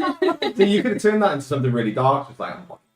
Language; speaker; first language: English; native; English